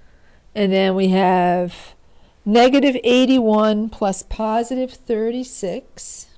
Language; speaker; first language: English; native; English